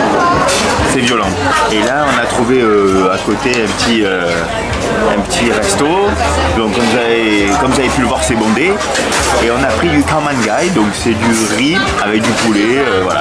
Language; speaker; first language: French; native; French